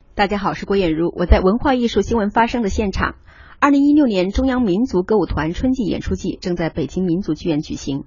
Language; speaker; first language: Chinese; native; Chinese